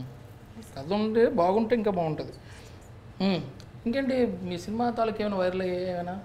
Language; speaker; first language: Telugu; native; Telugu